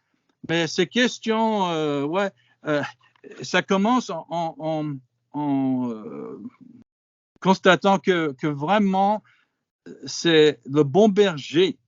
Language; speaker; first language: French; non-native, fluent; English